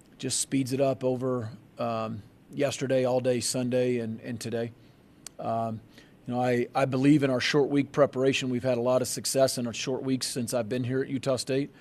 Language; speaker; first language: English; native; English